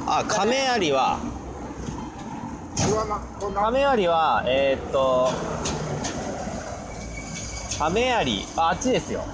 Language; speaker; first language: Japanese; native; Japanese